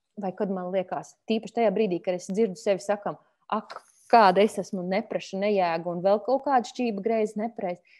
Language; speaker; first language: Latvian; native; Latvian